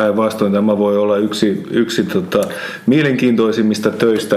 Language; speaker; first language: Finnish; non-native, fluent; Spanish